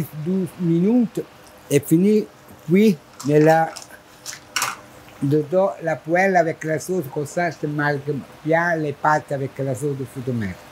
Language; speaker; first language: French; non-native, learner; Italian